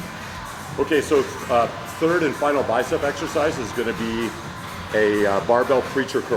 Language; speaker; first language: English; native; English